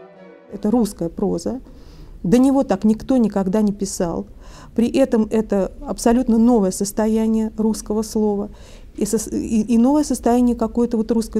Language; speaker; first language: Russian; native; Russian